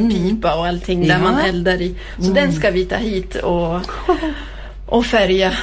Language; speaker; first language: Swedish; early bilingual, heritage; Swedish